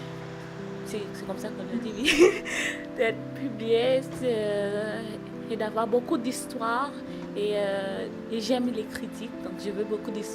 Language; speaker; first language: French; non-native, learner; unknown